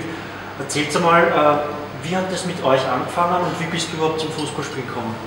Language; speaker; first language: German; native; German